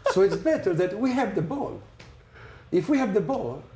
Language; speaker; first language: English; non-native, learner; Italian